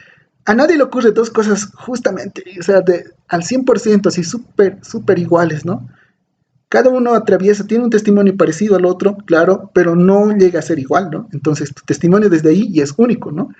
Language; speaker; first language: Spanish; native; Spanish